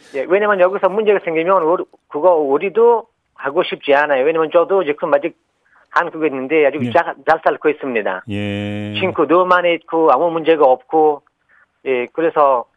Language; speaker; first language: Korean; non-native, learner; Persian